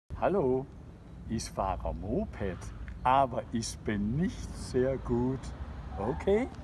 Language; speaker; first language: German; non-native, fluent; Danish